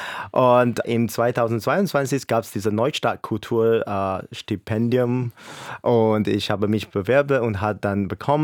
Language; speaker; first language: German; non-native, fluent; English